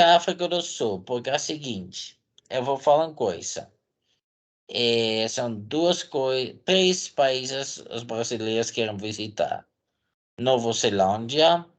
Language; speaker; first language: Portuguese; non-native, fluent; Dutch